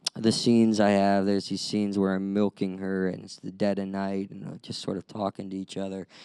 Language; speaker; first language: English; native; English